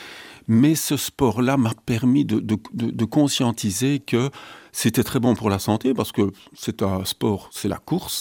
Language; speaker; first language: French; native; French